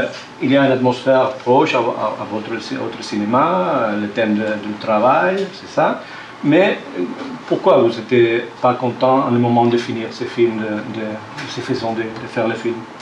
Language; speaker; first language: French; non-native, fluent; Spanish